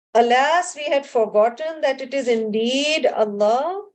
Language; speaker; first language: English; non-native, local second language; Urdu